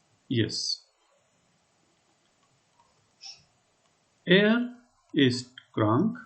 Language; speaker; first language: German; non-native, fluent; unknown